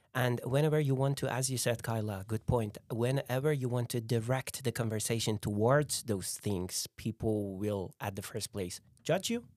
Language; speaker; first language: English; non-native, fluent; Persian